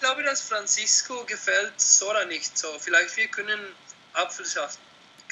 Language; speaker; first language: German; non-native, learner; Spanish